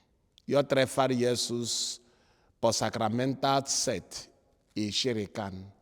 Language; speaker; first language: Swedish; non-native, fluent; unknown